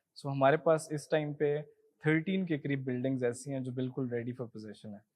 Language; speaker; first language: Urdu; native; Urdu